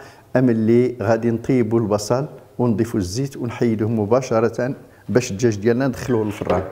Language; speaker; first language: Arabic; native; Arabic